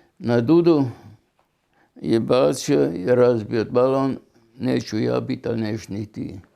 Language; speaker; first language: Bosnian; non-native, local second language; German